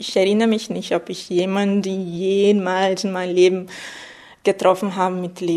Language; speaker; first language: German; non-native, fluent; Portuguese